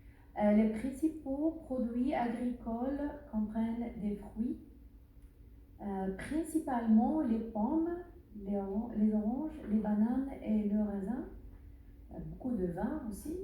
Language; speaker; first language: French; non-native, learner; Arabic